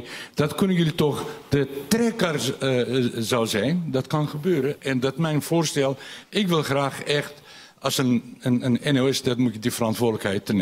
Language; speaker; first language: Dutch; non-native, local second language; Turkish